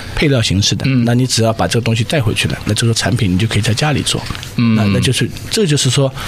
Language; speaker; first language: Chinese; native; Chinese